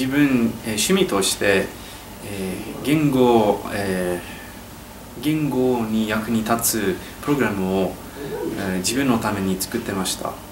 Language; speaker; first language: Japanese; non-native, learner; English